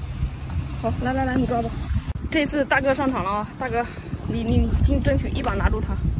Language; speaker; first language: Chinese; native; Chinese